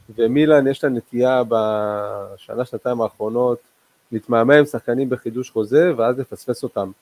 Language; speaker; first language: Hebrew; non-native, local second language; Arabic